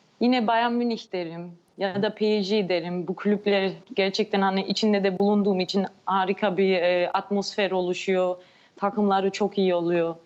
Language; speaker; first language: Turkish; early bilingual, heritage; Turkish